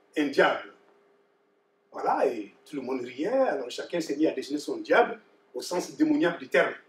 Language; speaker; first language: French; non-native, local second language; Bambara